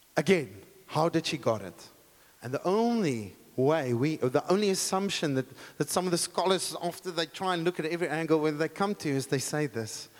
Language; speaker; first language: English; non-native, local second language; Afrikaans